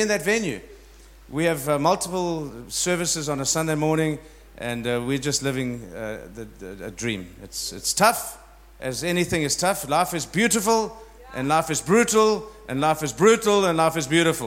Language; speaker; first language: English; native; English